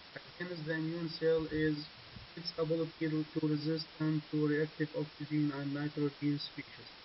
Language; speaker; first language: English; non-native, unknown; Arabic